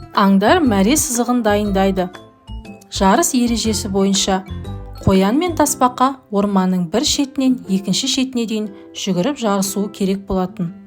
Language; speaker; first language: Kazakh; native; Kazakh